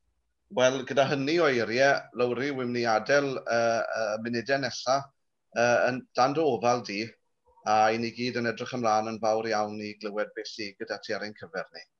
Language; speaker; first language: Welsh; native; Welsh